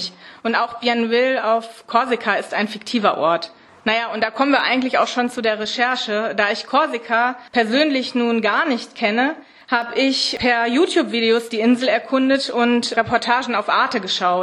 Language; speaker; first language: German; native; German